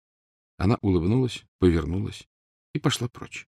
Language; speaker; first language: Russian; native; Russian